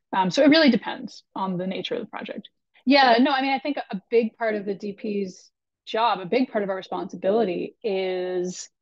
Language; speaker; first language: English; native; English